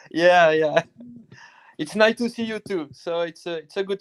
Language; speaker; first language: English; non-native, learner; French